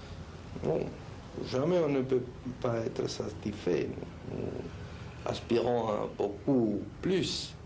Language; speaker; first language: French; non-native, fluent; Spanish